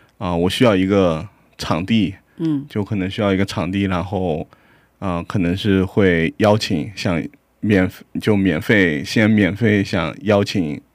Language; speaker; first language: Chinese; non-native, fluent; Korean